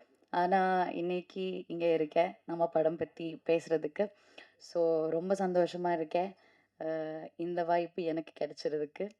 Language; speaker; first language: Tamil; non-native, learner; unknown